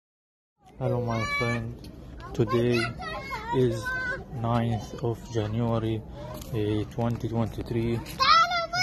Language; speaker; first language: English; non-native, learner; Arabic